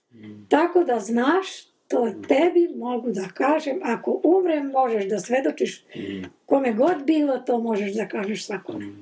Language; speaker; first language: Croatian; non-native, local second language; Slovak